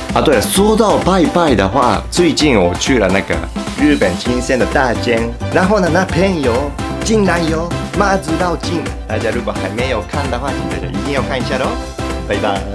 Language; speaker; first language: Chinese; non-native, fluent; Japanese